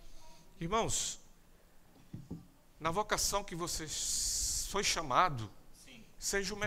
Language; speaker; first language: Portuguese; native; Portuguese